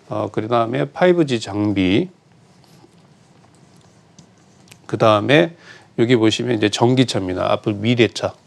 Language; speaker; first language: Korean; native; Korean